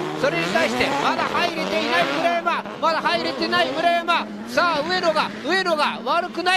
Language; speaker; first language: Japanese; native; Japanese